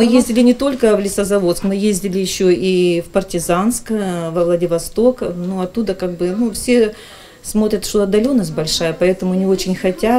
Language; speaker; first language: Russian; native; Russian